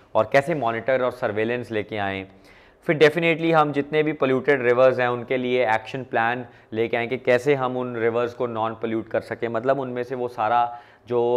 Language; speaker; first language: Hindi; non-native, local second language; Punjabi